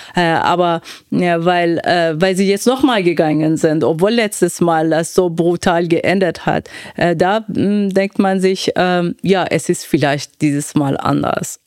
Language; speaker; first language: German; non-native, fluent; Persian